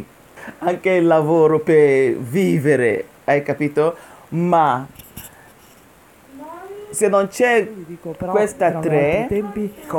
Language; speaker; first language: Italian; non-native, learner; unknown